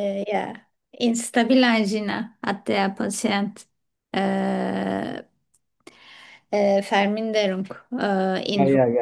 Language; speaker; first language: German; non-native, fluent; Turkish